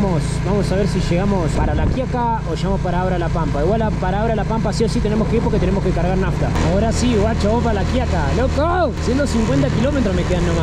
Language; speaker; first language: Spanish; native; Spanish